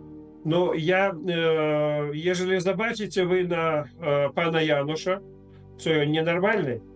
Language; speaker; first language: Polish; non-native, fluent; Russian